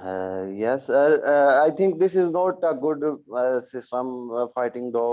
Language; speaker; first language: English; non-native, learner; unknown